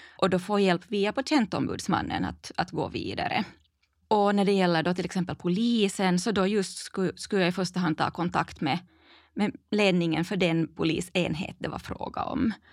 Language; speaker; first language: Swedish; native; Swedish